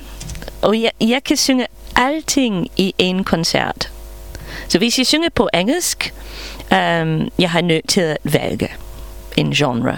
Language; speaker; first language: Danish; non-native, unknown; English